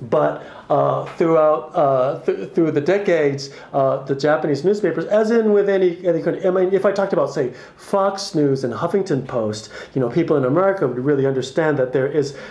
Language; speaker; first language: English; native; English